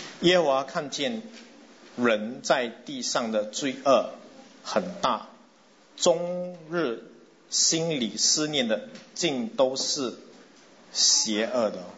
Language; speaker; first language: Chinese; non-native, local second language; English